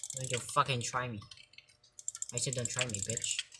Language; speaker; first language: English; non-native, local second language; Filipino